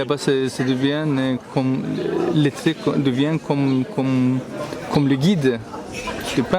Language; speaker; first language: French; non-native, fluent; Turkish